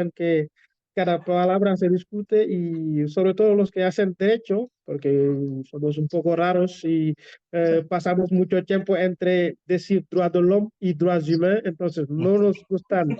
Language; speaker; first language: Spanish; non-native, fluent; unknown